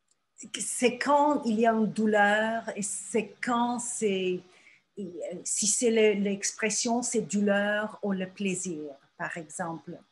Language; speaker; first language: French; non-native, fluent; Turkish